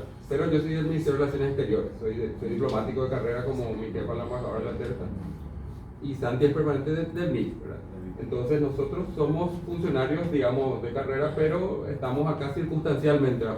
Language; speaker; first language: Spanish; native; Spanish